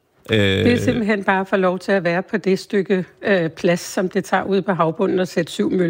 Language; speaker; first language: Danish; native; Danish